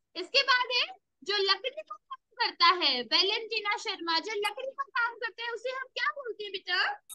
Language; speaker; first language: Hindi; native; Hindi